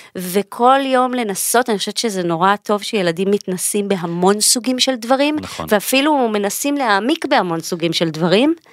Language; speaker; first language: Hebrew; native; Hebrew